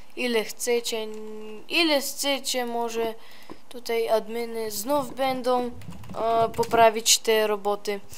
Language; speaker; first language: Polish; early bilingual, heritage; Polish